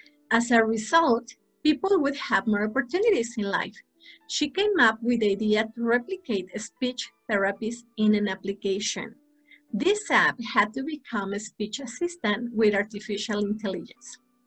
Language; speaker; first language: English; non-native, fluent; Spanish